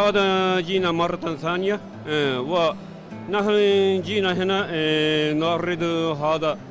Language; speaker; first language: Arabic; non-native, learner; Japanese